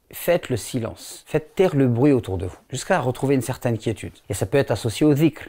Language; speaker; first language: French; non-native, local second language; Wolof